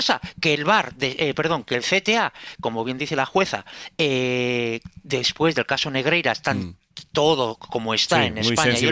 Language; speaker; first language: Spanish; native; Spanish